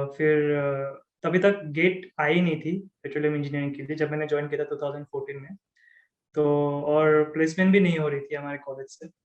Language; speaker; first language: Hindi; non-native, local second language; Assamese